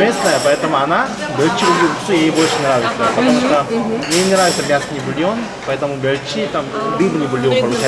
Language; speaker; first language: Russian; non-native, fluent; Korean